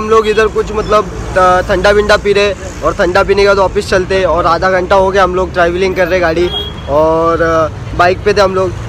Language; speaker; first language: Hindi; non-native, local second language; Marathi